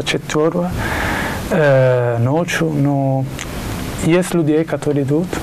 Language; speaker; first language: Russian; non-native, learner; Italian